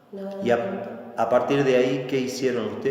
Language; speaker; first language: Spanish; native; Spanish